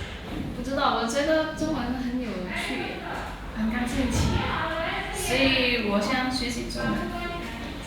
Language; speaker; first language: Chinese; non-native, learner; Indonesian